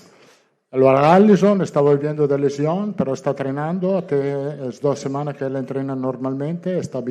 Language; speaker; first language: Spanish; non-native, fluent; Italian